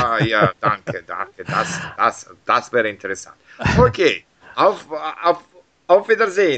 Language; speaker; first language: German; non-native, learner; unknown